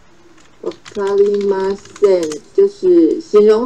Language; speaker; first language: Japanese; non-native, learner; Chinese